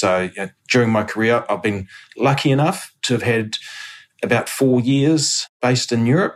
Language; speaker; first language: English; native; English